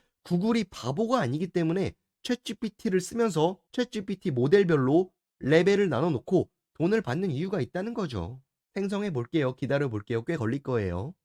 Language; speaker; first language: Korean; native; Korean